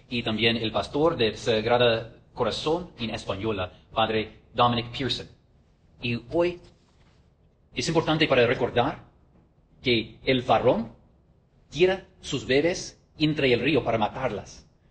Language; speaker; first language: Spanish; non-native, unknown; English